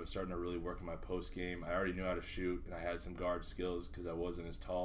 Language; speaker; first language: English; native; English